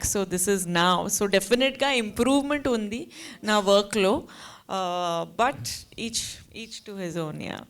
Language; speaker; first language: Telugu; non-native, fluent; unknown